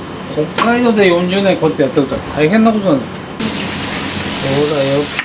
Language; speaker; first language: Japanese; native; Japanese